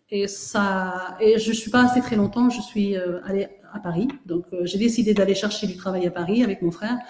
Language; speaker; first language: French; native; French